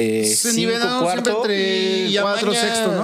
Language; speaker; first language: Spanish; native; Spanish